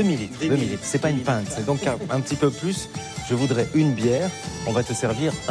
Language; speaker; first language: French; native; French